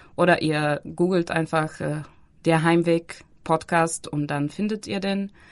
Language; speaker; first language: German; non-native, fluent; Bulgarian